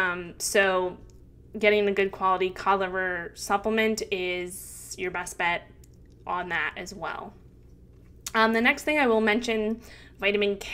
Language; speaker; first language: English; native; English